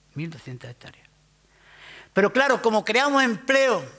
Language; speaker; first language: Spanish; native; Spanish